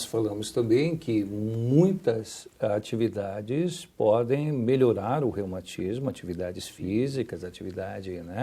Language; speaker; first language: Portuguese; native; Portuguese